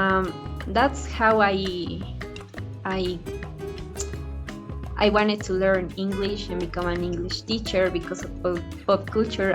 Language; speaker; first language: English; non-native, fluent; Spanish